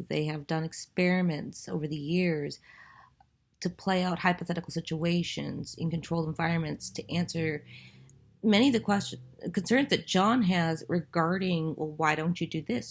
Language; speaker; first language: English; native; English